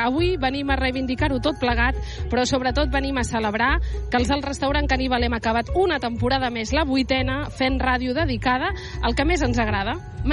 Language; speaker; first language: Catalan; native; Catalan